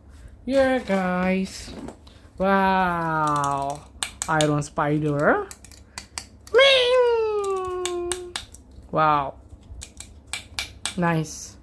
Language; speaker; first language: English; non-native, learner; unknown